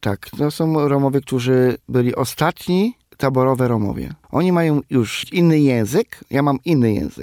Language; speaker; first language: Polish; non-native, local second language; Romany